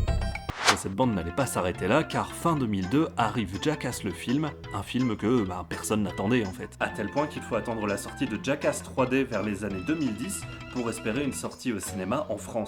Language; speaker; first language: French; native; French